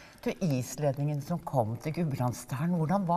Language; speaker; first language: Norwegian; native; Norwegian